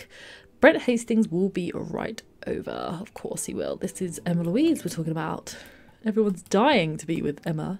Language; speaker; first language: English; native; English